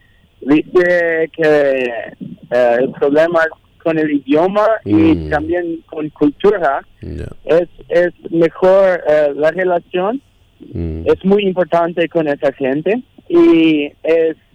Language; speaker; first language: Spanish; non-native, local second language; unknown